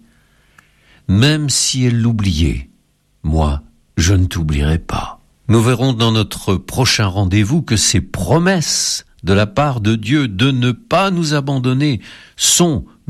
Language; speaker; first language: French; native; French